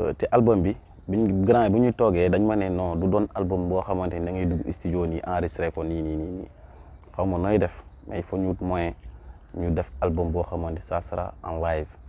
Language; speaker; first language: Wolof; non-native, local second language; Mandingo